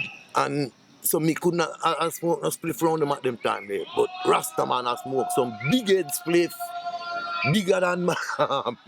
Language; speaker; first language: English; native; English